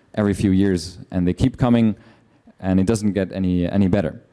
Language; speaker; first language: English; non-native, fluent; Dutch